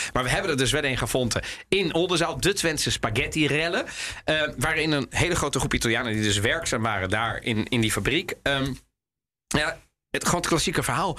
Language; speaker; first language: Dutch; early bilingual, other home language; Italian